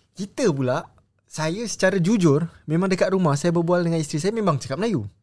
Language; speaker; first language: Malay; native; Malay